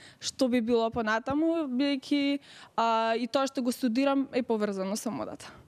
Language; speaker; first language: Macedonian; native; Macedonian